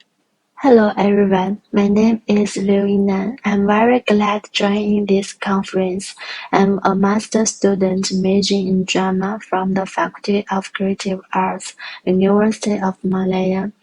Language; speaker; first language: English; non-native, learner; Chinese